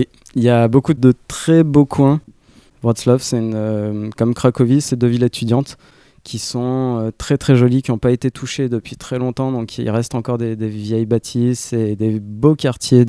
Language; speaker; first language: French; native; French